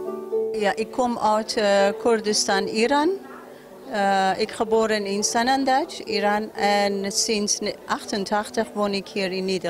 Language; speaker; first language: Dutch; non-native, fluent; Kurdish